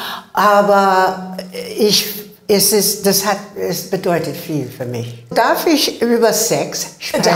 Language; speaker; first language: German; non-native, learner; English